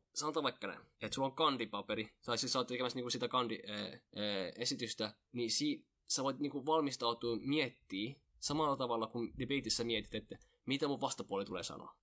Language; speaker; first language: Finnish; early bilingual, other home language; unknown